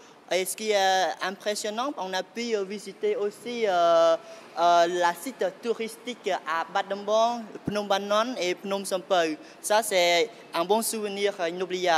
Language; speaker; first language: French; non-native, fluent; Khmer